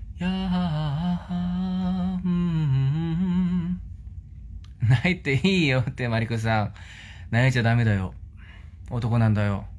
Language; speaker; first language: Japanese; non-native, fluent; Korean